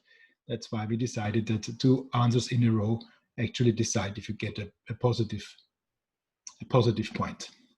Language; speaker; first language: English; non-native, fluent; German